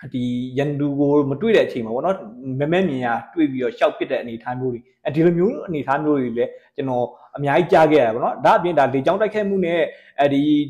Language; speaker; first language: Burmese; native; Burmese